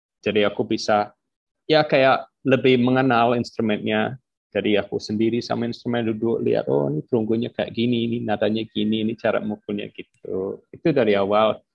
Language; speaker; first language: Indonesian; non-native, fluent; English